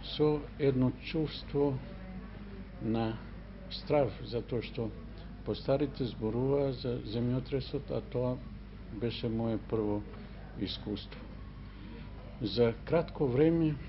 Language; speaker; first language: Macedonian; non-native, local second language; Albanian